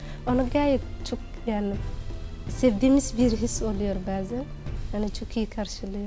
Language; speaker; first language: Turkish; non-native, fluent; Somali